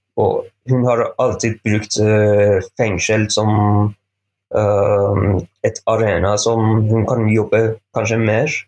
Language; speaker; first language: Norwegian; non-native, fluent; Persian